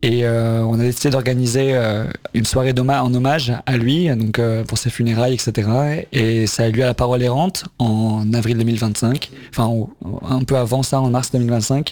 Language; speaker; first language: French; native; French